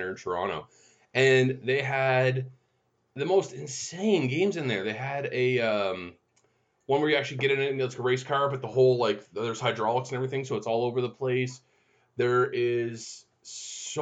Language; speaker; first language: English; native; English